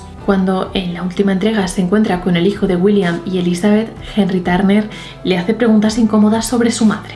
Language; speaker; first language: Spanish; native; Spanish